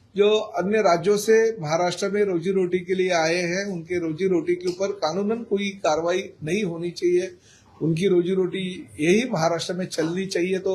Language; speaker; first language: Hindi; non-native, local second language; Marathi